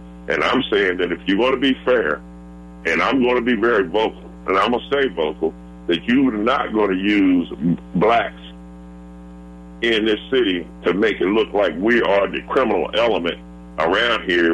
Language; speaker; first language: English; native; English